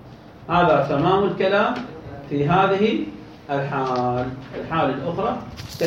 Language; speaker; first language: Arabic; native; Arabic